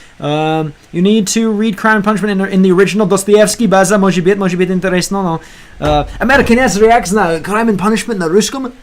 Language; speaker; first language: Russian; non-native, learner; English